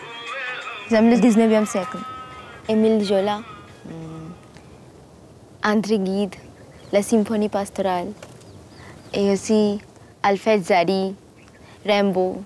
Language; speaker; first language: French; non-native, fluent; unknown